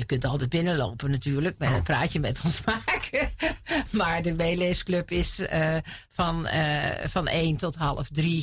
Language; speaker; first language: Dutch; native; Dutch